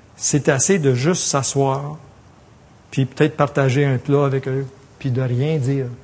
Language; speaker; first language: French; native; French